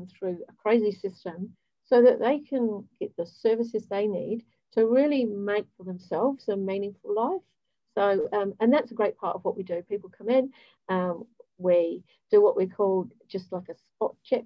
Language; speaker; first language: English; native; English